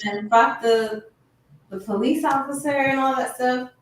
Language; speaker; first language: English; native; English